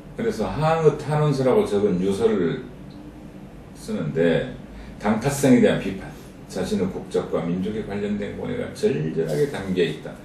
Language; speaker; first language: Korean; native; Korean